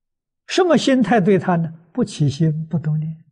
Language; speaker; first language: Chinese; native; Chinese